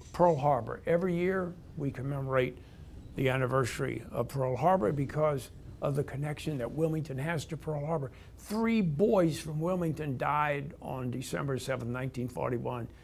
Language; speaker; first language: English; native; English